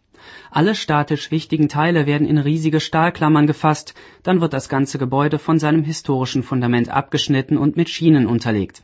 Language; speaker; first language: German; native; German